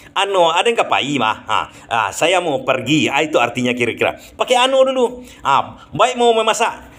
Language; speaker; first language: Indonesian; non-native, local second language; Minangkabau